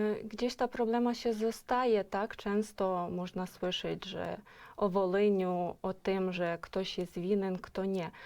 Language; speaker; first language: Polish; non-native, fluent; Ukrainian